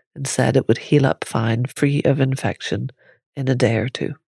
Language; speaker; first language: English; native; English